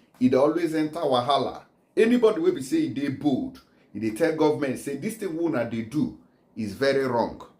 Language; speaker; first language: Nigerian Pidgin; native; Nigerian Pidgin